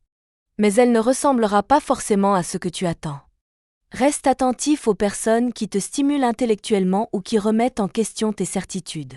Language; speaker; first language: French; native; French